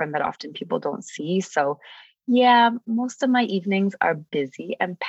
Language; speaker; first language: English; native; English